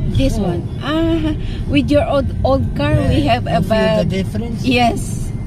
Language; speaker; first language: English; non-native, local second language; Filipino